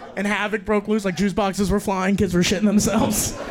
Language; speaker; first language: English; native; English